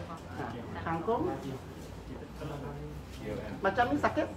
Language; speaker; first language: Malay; non-native, local second language; Cantonese